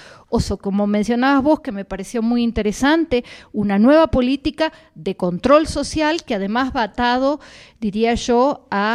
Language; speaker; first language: Spanish; native; Spanish